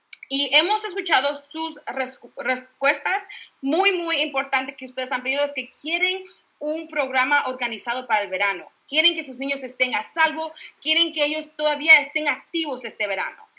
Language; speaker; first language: Spanish; early bilingual, heritage; Spanish